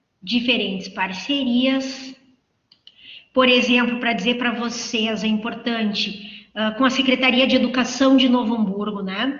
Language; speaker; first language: Portuguese; native; Portuguese